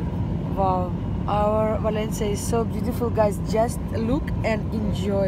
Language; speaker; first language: English; non-native, learner; Russian